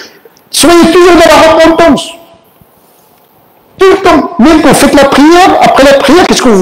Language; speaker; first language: French; native; French